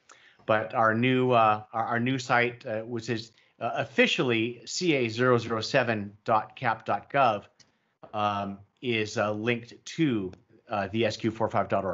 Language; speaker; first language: English; native; English